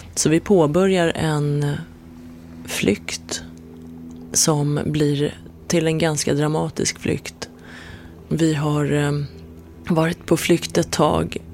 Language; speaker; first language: Swedish; early bilingual, other home language; Persian